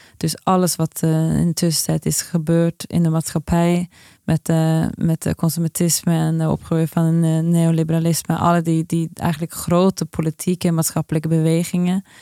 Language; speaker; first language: Dutch; non-native, fluent; Norwegian